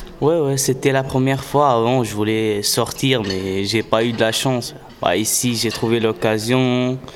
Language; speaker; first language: French; non-native, local second language; Arabic